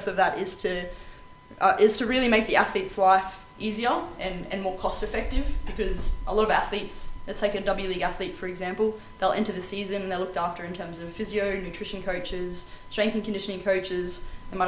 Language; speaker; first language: English; native; English